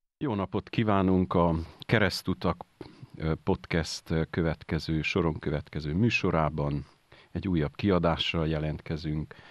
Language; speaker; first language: Hungarian; native; Hungarian